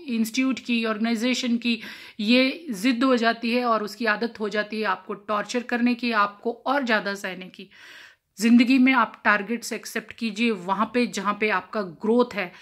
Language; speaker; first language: Hindi; non-native, local second language; Punjabi